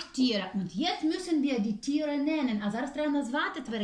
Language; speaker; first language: German; non-native, fluent; Ukrainian